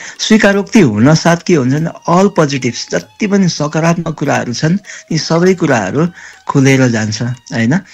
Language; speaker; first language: Nepali; native; Nepali